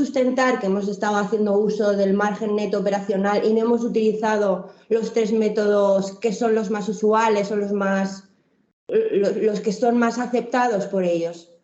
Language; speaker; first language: Spanish; native; Spanish